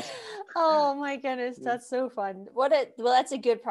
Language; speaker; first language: English; native; English